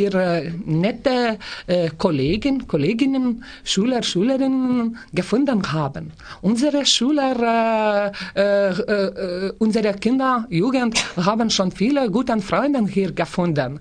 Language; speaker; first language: German; non-native, learner; Lithuanian